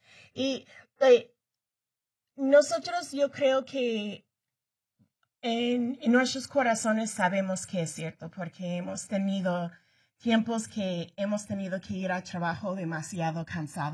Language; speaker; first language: Spanish; early bilingual, heritage; Spanish